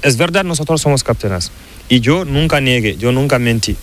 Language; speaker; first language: Spanish; non-native, learner; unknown